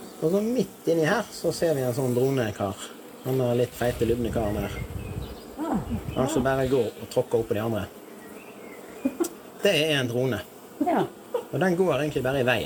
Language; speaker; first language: Norwegian; native; Norwegian